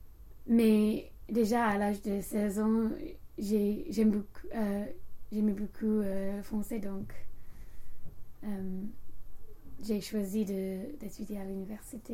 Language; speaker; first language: French; non-native, learner; English